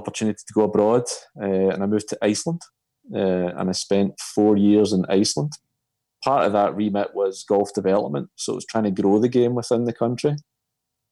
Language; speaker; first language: English; native; English